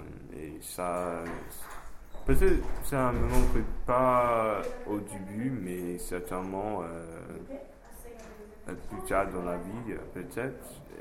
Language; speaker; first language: French; non-native, fluent; English